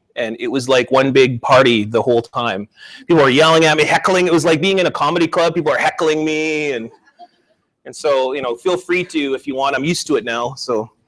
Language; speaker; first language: English; native; English